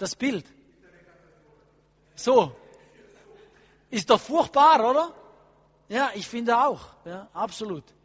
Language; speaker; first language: German; non-native, fluent; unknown